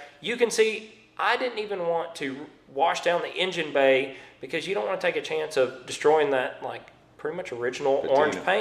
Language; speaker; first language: English; native; English